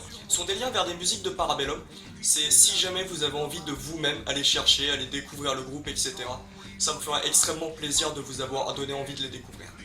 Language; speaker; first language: French; native; French